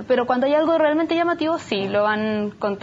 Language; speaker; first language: Spanish; native; Spanish